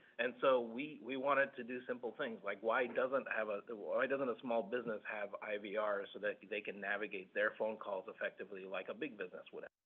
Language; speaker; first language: English; early bilingual, other home language; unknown